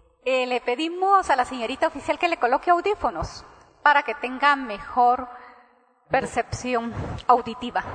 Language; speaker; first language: Spanish; native; Spanish